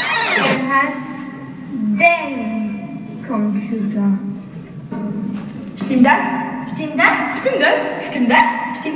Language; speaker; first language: German; non-native, learner; French